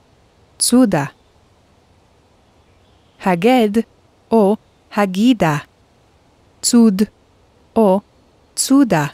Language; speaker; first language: Hebrew; non-native, fluent; Korean